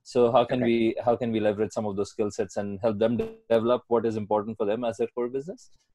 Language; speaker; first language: English; non-native, local second language; Marathi